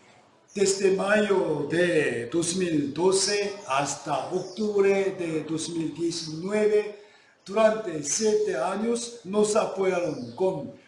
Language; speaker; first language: Spanish; non-native, fluent; Korean